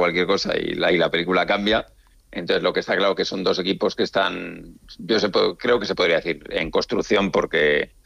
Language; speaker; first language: Spanish; native; Spanish